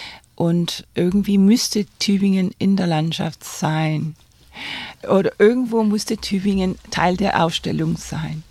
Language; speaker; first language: German; non-native, fluent; Spanish